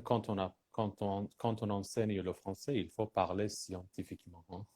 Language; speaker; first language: French; non-native, fluent; Persian